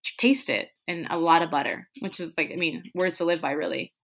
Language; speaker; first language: English; non-native, fluent; Spanish